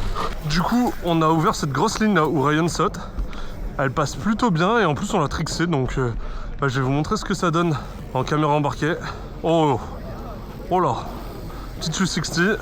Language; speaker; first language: French; native; French